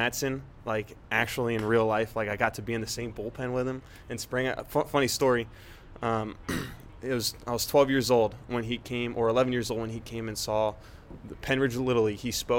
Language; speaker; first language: English; native; English